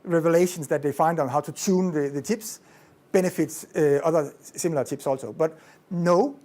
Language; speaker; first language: English; non-native, fluent; Danish